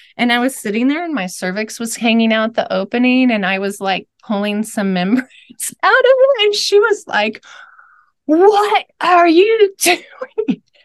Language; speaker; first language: English; native; English